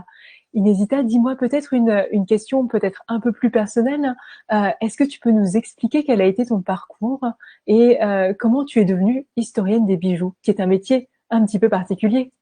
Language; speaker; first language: French; native; French